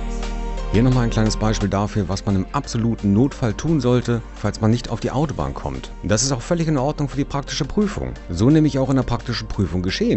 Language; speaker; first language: German; native; German